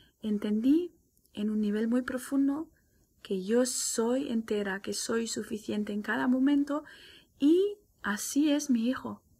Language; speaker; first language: Spanish; non-native, fluent; German